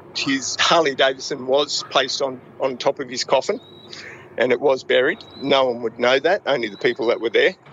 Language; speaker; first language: English; native; English